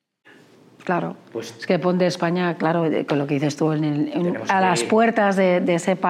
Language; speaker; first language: Spanish; native; Spanish